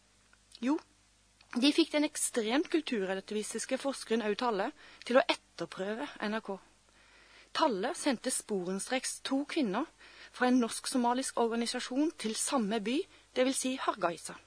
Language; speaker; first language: Norwegian; native; Norwegian